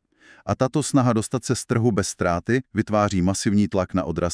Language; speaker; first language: Czech; native; Czech